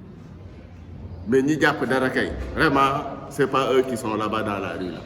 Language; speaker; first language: French; non-native, local second language; Wolof